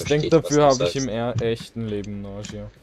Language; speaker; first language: German; native; German